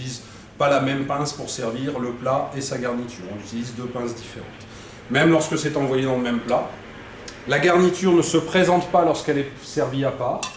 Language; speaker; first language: French; native; French